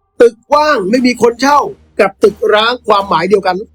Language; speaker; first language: Thai; native; Thai